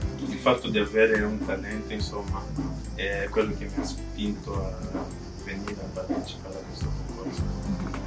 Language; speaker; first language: Italian; early bilingual, other home language; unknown